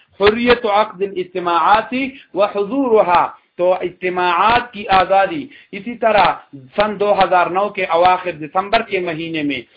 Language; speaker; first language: Urdu; non-native, local second language; Pashto